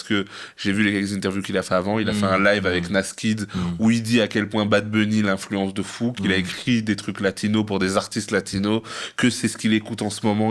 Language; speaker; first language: French; native; French